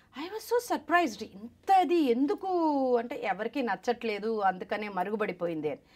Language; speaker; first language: Telugu; non-native, local second language; Malayalam